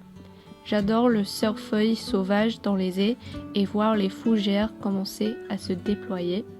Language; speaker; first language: French; non-native, fluent; English